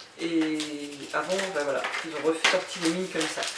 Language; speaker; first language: French; native; French